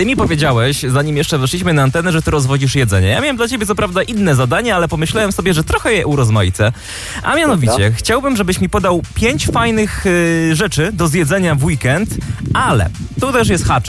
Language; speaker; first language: Polish; native; Polish